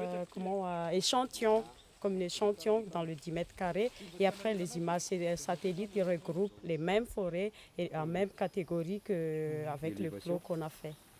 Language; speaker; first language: French; non-native, local second language; Malagasy